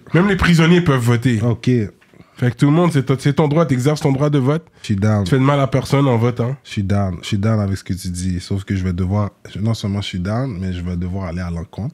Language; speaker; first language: French; early bilingual, other home language; Haitian Creole